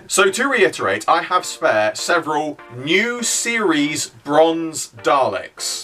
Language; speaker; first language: English; native; English